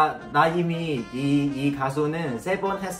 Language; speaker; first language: Korean; non-native, learner; Cantonese